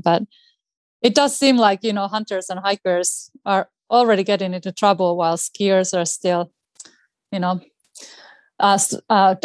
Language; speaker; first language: English; non-native, fluent; Finnish